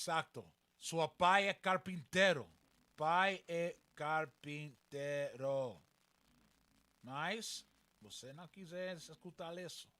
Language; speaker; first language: Portuguese; non-native, learner; Spanish